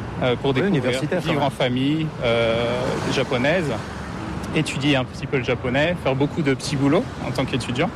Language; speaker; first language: French; native; French